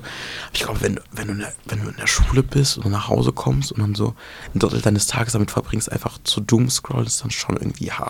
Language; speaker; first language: German; native; German